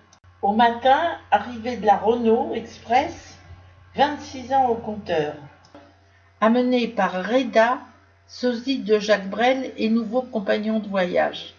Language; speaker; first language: French; native; French